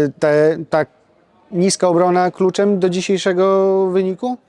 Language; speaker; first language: Polish; native; Polish